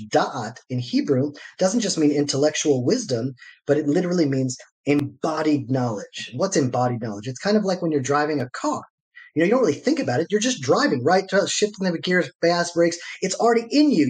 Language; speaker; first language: English; native; English